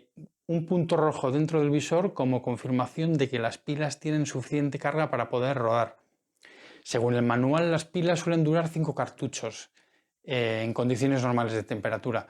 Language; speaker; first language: Spanish; native; Spanish